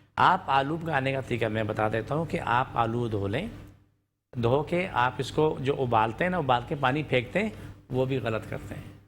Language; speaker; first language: Urdu; non-native, local second language; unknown